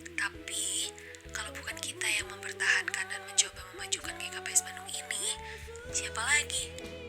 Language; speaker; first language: Indonesian; native; Indonesian